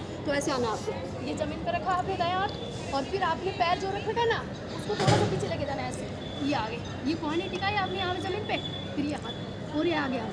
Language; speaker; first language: Hindi; native; Hindi